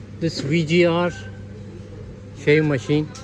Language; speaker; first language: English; non-native, learner; Turkish